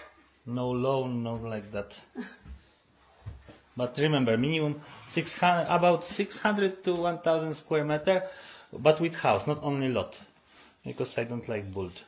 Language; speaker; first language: English; non-native, learner; Polish